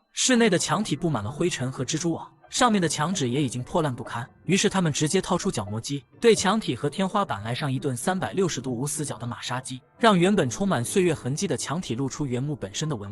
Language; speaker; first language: Chinese; native; Chinese